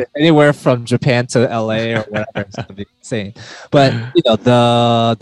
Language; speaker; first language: English; native; English